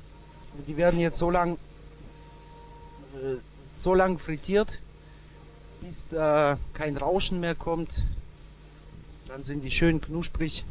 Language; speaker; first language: German; native; German